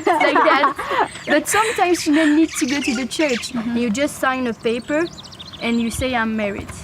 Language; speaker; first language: English; non-native, learner; French